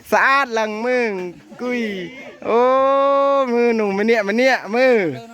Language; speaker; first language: Thai; native; Thai